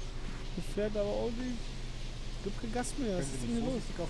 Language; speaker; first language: German; native; German